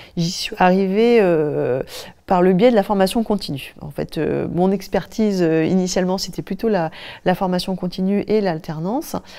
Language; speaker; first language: French; native; French